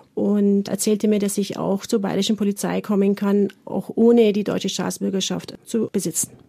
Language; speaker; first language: German; early bilingual, other home language; Turkish